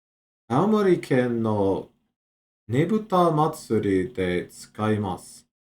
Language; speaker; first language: Japanese; non-native, learner; English